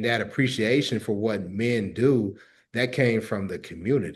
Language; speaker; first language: English; native; English